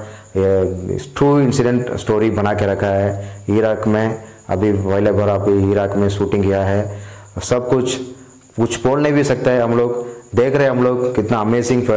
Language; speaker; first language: Hindi; non-native, local second language; Tamil